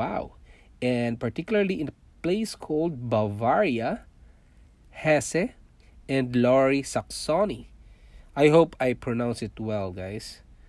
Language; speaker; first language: English; non-native, local second language; Cebuano